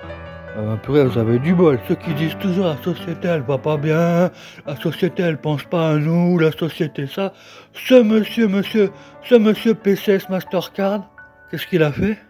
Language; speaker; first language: French; native; French